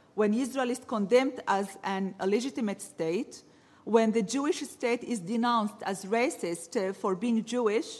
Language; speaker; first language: English; early bilingual, other home language; Arabic